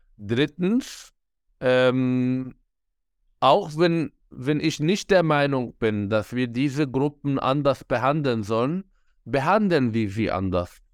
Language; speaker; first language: German; non-native, fluent; Arabic